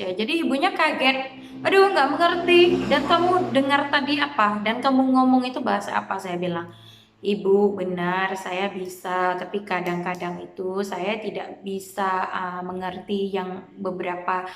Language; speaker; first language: Indonesian; non-native, fluent; Khmer